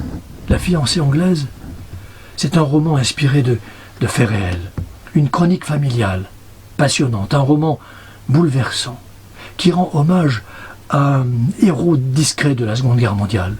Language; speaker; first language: French; native; French